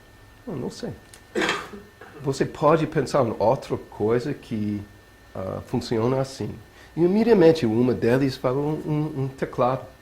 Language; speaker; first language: Portuguese; non-native, learner; English